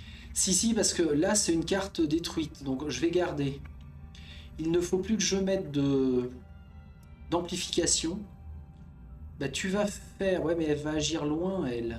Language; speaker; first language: French; native; French